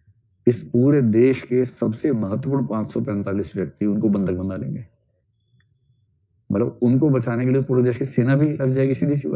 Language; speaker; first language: Hindi; native; Hindi